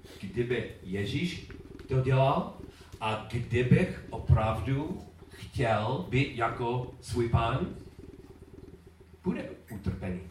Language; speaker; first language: Czech; non-native, learner; English